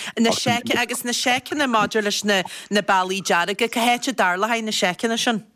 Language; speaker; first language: Irish; native; Irish